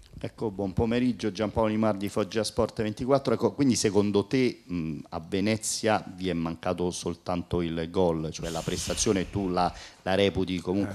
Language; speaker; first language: Italian; native; Italian